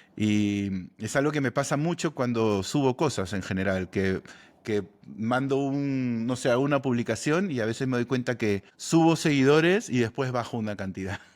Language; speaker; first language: Spanish; native; Spanish